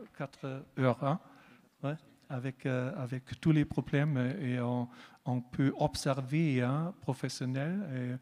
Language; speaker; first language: French; non-native, learner; German